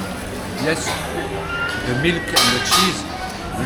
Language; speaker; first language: English; non-native, learner; French